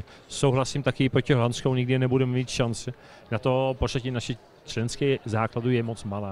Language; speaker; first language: Czech; early bilingual, heritage; Czech